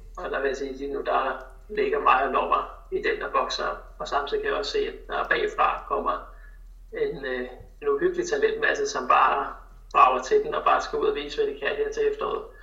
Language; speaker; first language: Danish; native; Danish